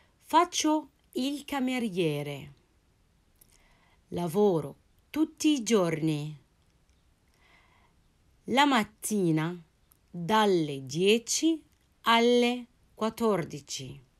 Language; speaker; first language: Italian; non-native, fluent; Arabic